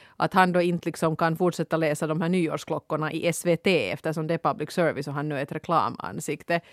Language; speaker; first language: Swedish; native; Swedish